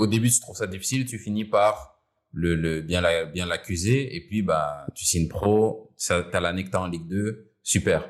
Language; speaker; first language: French; native; French